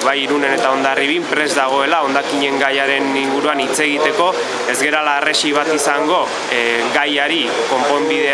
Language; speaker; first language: Basque; native; Basque